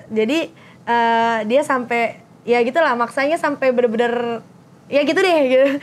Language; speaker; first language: Indonesian; native; Indonesian